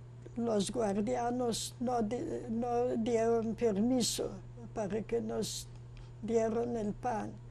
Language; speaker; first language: Spanish; non-native, fluent; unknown